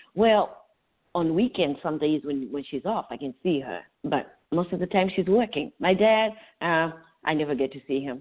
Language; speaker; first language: English; non-native, local second language; North Ndebele